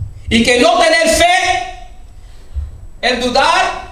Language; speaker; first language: Spanish; early bilingual, heritage; Spanish